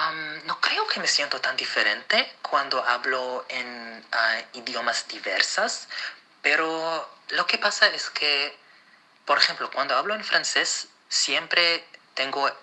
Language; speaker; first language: Spanish; non-native, fluent; Arabic